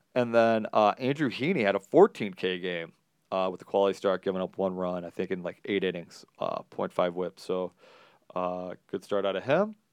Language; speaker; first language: English; native; English